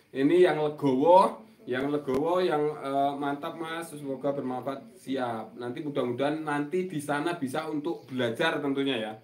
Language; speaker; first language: Indonesian; non-native, local second language; Javanese